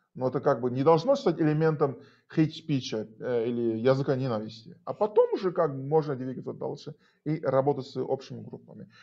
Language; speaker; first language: Russian; non-native, local second language; Azerbaijani